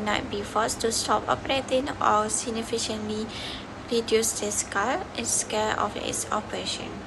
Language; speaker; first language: English; non-native, local second language; Malay